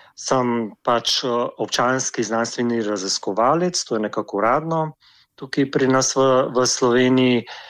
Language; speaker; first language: Slovenian; native; Slovenian